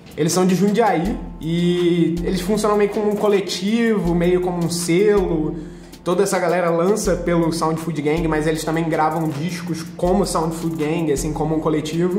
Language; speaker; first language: Portuguese; native; Portuguese